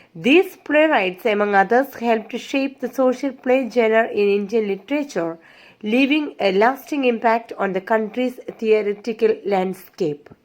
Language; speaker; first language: English; non-native, local second language; Malayalam